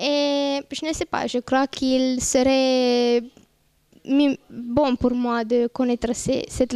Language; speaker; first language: French; non-native, fluent; Romanian